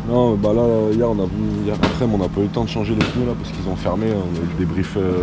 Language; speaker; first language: French; native; French